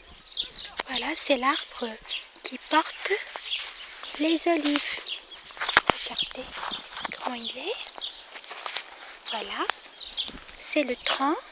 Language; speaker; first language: French; non-native, local second language; Arabic